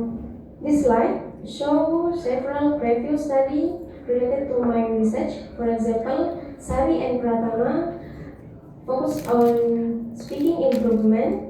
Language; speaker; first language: English; non-native, fluent; Indonesian